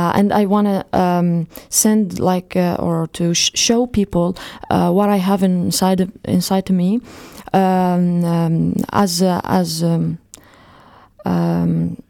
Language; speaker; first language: English; non-native, fluent; Arabic